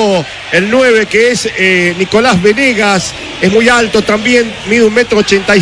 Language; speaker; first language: Spanish; native; Spanish